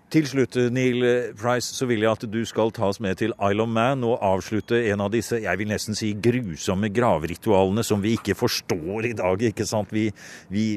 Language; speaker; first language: Norwegian; native; Norwegian